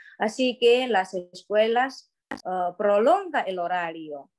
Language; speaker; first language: Spanish; non-native, fluent; Chinese